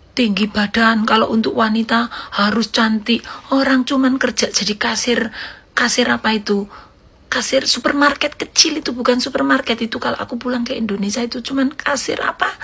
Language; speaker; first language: Indonesian; native; Indonesian